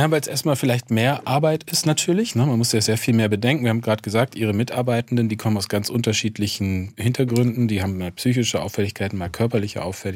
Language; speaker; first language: German; native; German